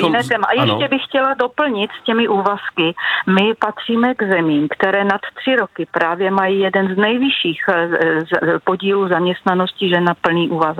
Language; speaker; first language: Czech; native; Czech